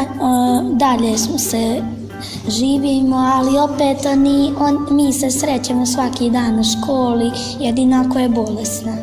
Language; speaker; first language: Croatian; native; Croatian